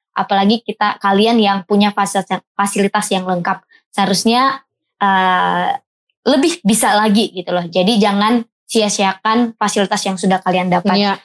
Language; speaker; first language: Indonesian; native; Indonesian